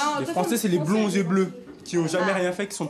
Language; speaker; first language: French; non-native, fluent; Bangla